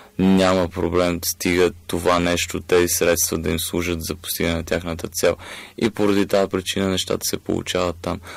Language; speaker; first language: Bulgarian; native; Bulgarian